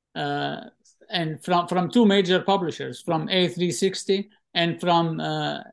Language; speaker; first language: English; non-native, fluent; Arabic